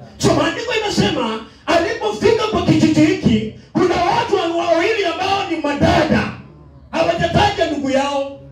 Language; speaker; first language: Swahili; non-native, local second language; Luyia